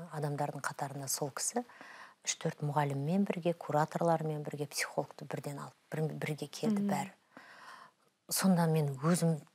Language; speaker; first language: Kazakh; native; Kazakh